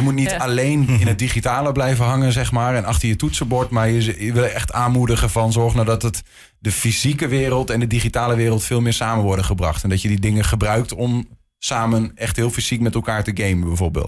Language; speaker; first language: Dutch; native; Dutch